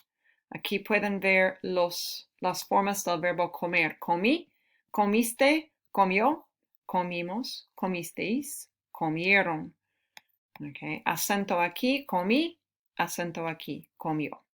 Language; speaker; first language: Spanish; non-native, fluent; English